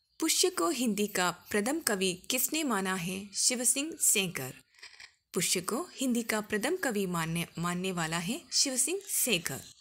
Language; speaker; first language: Hindi; non-native, local second language; Malayalam